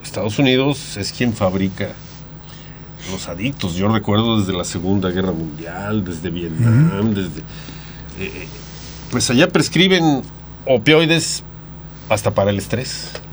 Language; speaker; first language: Spanish; native; Spanish